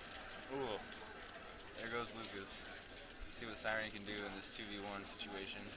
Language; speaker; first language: English; native; English